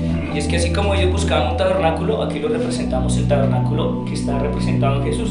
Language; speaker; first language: Spanish; native; Spanish